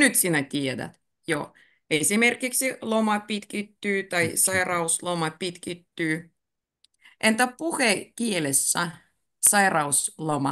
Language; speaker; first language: Finnish; native; Finnish